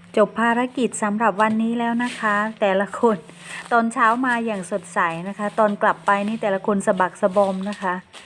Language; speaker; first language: Thai; non-native, local second language; Northern Khmer